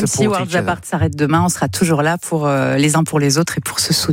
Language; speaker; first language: French; native; French